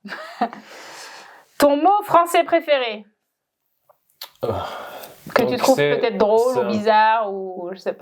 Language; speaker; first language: French; native; French